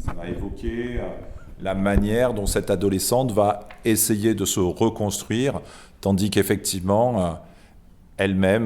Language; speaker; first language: French; native; French